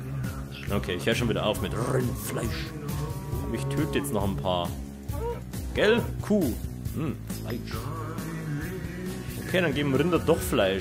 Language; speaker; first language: German; native; German